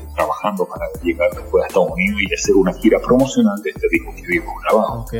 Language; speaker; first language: Spanish; native; Spanish